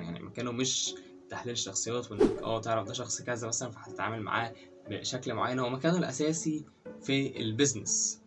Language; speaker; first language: Arabic; native; Arabic